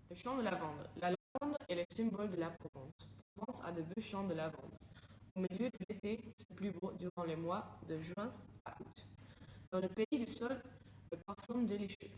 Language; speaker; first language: French; non-native, learner; Dutch